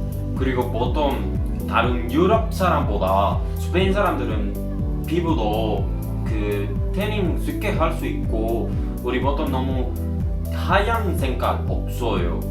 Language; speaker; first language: Korean; non-native, learner; Spanish